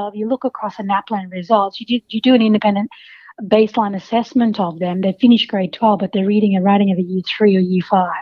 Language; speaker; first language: English; native; English